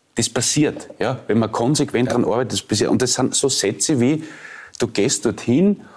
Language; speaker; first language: German; native; German